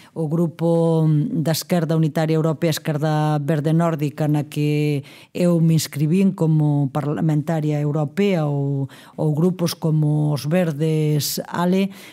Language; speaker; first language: Galician; native; Galician